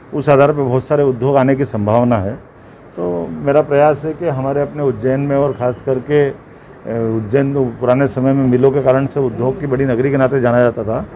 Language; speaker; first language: Hindi; native; Hindi